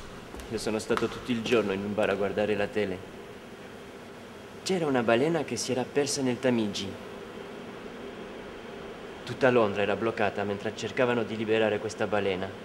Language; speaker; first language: Italian; non-native, fluent; Spanish